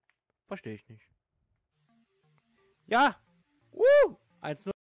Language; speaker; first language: German; native; German